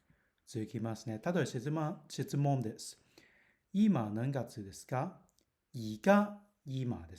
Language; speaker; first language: Japanese; non-native, learner; Cantonese